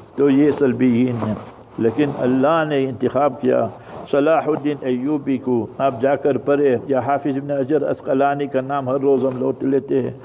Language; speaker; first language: Urdu; early bilingual, heritage; English